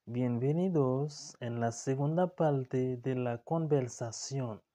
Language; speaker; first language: Spanish; non-native, learner; Haitian Creole